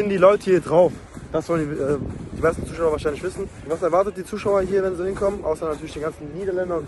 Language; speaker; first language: German; native; German